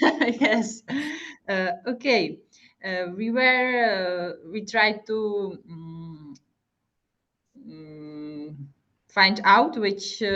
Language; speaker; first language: English; non-native, fluent; Hungarian